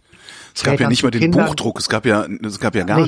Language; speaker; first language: German; native; German